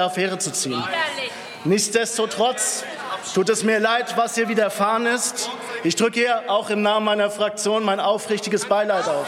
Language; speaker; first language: German; native; German